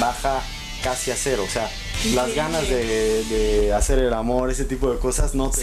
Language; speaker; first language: Spanish; native; Spanish